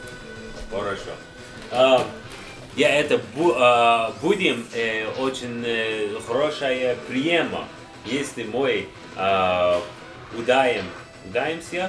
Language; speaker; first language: Russian; non-native, learner; English